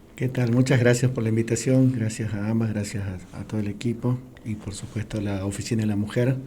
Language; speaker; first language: Spanish; native; Spanish